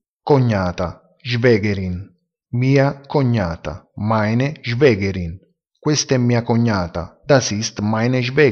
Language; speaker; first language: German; non-native, fluent; Italian